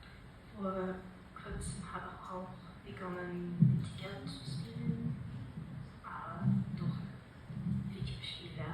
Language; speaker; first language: German; non-native, learner; English